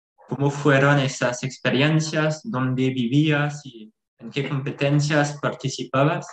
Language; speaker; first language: Spanish; non-native, fluent; French